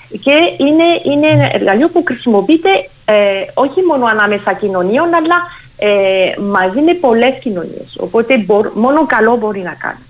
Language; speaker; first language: Greek; non-native, fluent; French